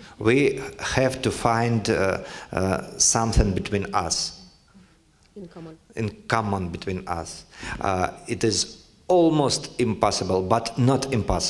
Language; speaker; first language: English; non-native, learner; Russian